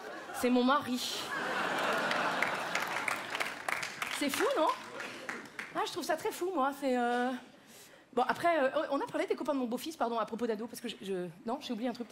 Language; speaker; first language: French; native; French